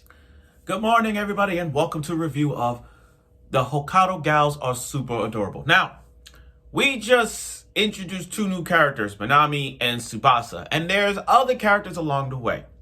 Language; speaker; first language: English; native; English